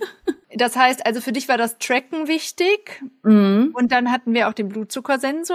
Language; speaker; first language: German; native; German